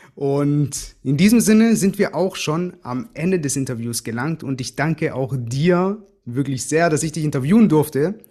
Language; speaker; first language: German; early bilingual, other home language; Greek